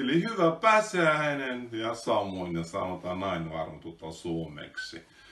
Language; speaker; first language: Finnish; non-native, fluent; Russian